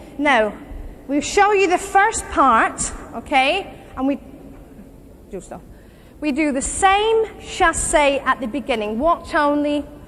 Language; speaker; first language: English; native; English